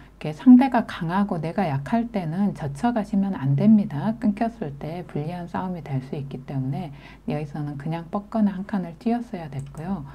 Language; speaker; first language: Korean; native; Korean